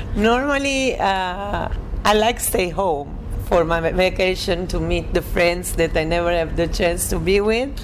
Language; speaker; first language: English; non-native, fluent; Italian